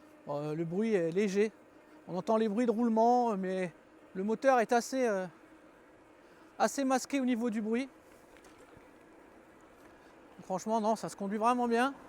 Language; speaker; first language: French; native; French